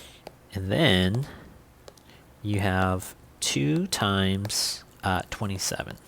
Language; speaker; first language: English; native; English